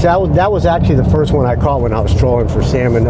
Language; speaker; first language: English; native; English